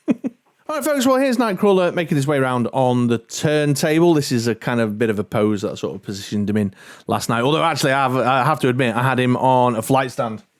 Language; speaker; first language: English; native; English